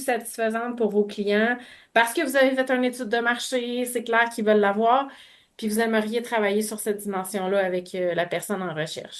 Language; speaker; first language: French; native; French